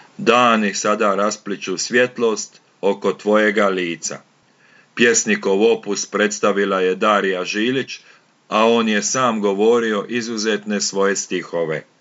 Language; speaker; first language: Croatian; native; Croatian